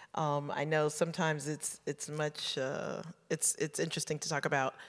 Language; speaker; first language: English; native; English